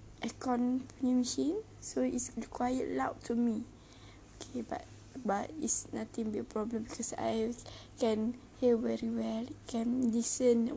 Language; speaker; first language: English; non-native, learner; Malay